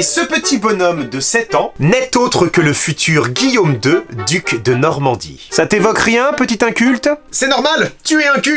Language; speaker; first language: French; native; French